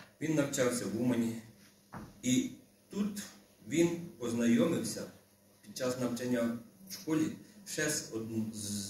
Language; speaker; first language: Ukrainian; native; Ukrainian